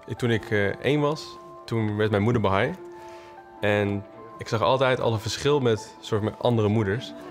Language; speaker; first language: Dutch; native; Dutch